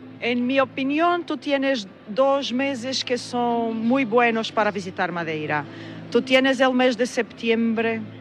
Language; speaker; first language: Spanish; non-native, learner; Portuguese